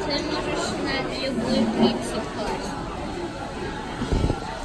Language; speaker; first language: Russian; early bilingual, heritage; Russian